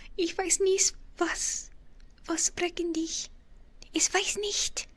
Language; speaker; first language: German; non-native, learner; English